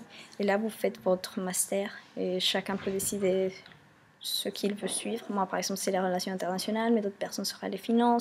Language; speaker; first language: French; non-native, fluent; Spanish